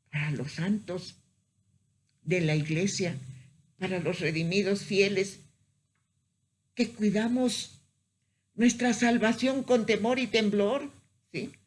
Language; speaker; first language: Spanish; native; Spanish